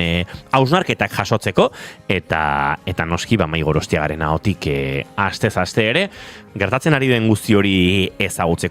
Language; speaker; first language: Basque; native; Basque